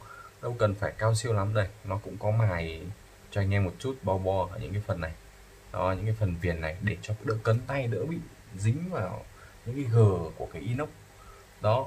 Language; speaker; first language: Vietnamese; native; Vietnamese